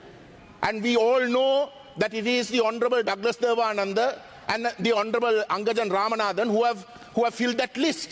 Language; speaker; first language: English; non-native, local second language; Tamil